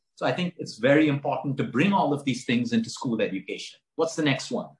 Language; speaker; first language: English; non-native, local second language; Konkani